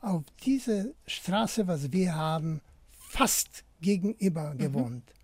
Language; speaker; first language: German; non-native, fluent; Polish